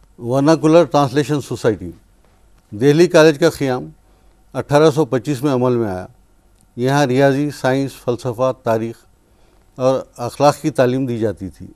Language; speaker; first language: Urdu; native; Urdu